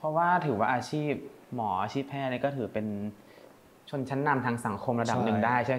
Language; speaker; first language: Thai; native; Thai